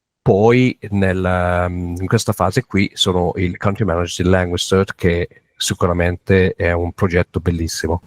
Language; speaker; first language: Italian; non-native, fluent; English